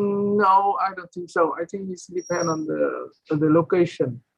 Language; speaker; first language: English; non-native, fluent; Vietnamese